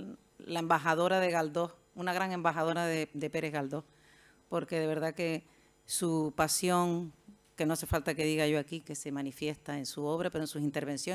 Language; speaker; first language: Spanish; native; Spanish